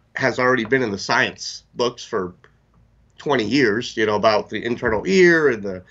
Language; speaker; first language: English; native; English